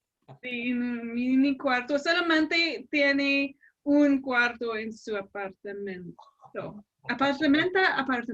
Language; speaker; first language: Spanish; non-native, learner; English